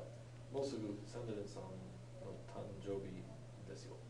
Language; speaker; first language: Japanese; non-native, learner; English